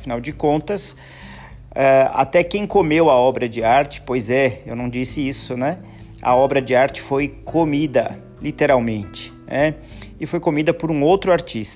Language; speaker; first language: Portuguese; native; Portuguese